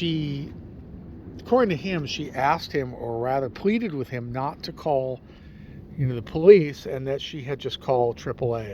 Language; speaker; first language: English; native; English